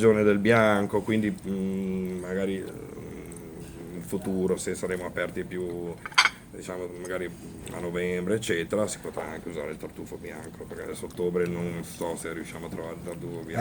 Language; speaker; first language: Italian; native; Italian